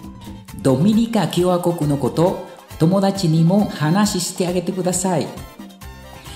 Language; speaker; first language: Japanese; non-native, fluent; Spanish